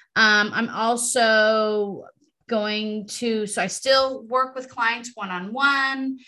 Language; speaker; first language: English; native; English